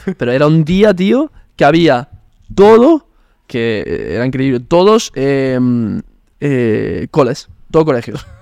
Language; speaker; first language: Spanish; early bilingual, other home language; Italian